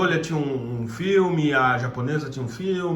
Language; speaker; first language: Portuguese; native; Portuguese